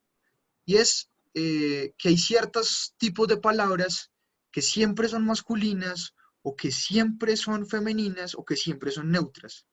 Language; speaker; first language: Spanish; native; Spanish